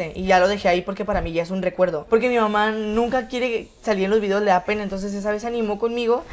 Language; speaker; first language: Spanish; native; Spanish